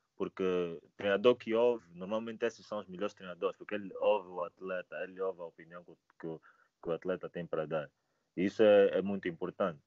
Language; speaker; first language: Portuguese; native; Portuguese